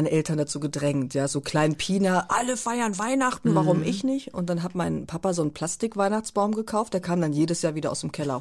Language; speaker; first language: German; early bilingual, other home language; Turkish